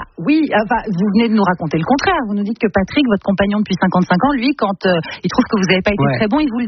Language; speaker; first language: French; native; French